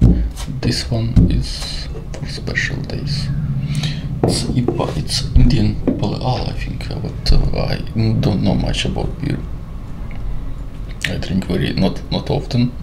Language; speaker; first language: English; non-native, learner; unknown